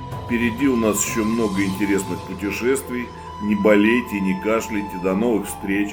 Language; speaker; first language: Russian; native; Russian